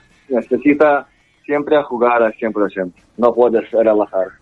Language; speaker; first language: Spanish; non-native, learner; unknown